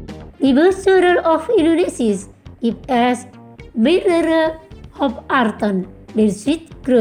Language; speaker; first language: German; non-native, fluent; Indonesian